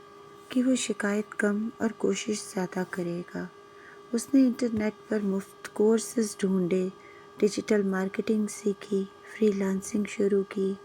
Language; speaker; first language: Urdu; native; Urdu